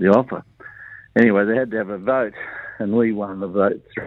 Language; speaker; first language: English; native; English